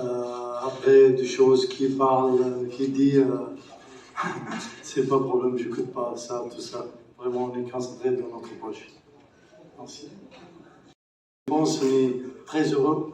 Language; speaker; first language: French; non-native, learner; Arabic